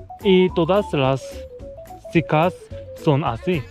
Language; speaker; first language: Spanish; non-native, learner; Korean